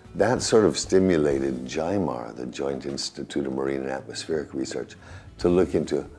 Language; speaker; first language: English; native; English